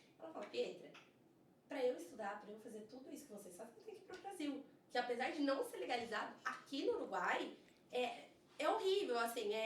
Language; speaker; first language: Portuguese; early bilingual, heritage; Portuguese